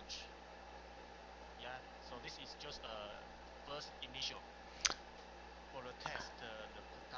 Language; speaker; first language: English; non-native, learner; Chinese